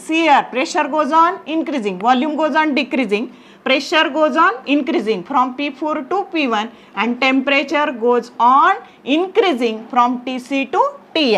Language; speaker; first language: English; non-native, local second language; Marathi